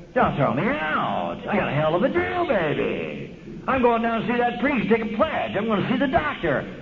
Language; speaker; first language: English; native; English